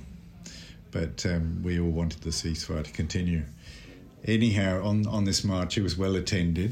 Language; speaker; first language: English; native; English